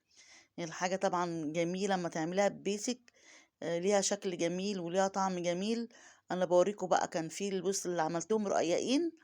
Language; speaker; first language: Arabic; native; Arabic